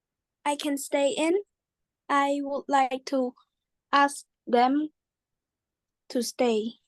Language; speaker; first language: English; non-native, learner; Khmer